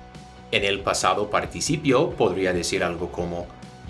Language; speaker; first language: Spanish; non-native, fluent; English